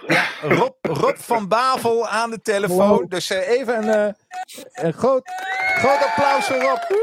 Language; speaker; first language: Dutch; native; Dutch